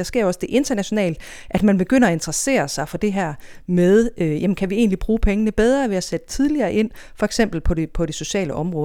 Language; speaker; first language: Danish; native; Danish